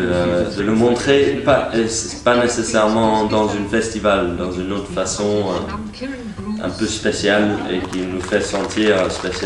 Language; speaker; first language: French; non-native, learner; English